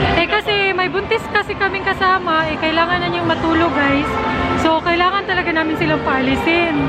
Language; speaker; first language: Filipino; non-native, local second language; Cebuano